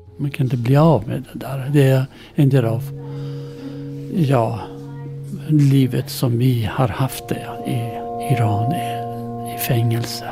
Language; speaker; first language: Swedish; non-native, fluent; Persian